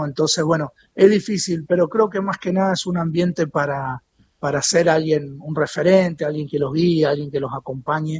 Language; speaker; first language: Spanish; native; Spanish